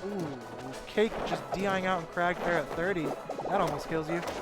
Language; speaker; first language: English; native; English